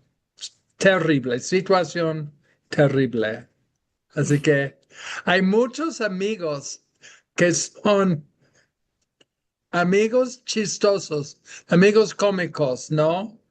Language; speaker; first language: Spanish; non-native, fluent; English